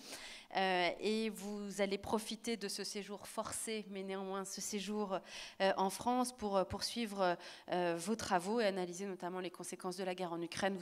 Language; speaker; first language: French; native; French